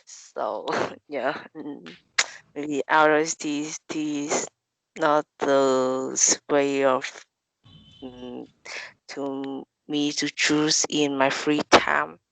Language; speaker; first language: English; non-native, learner; Vietnamese